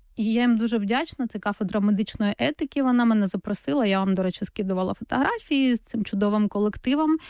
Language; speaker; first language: Ukrainian; native; Ukrainian